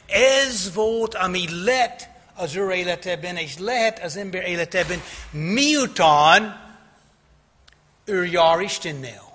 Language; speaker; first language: Hungarian; non-native, fluent; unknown